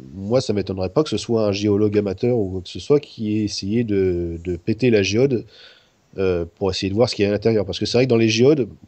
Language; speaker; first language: French; native; French